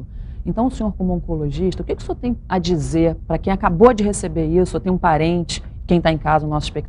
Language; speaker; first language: Portuguese; native; Portuguese